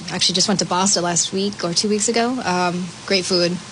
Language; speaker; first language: English; native; English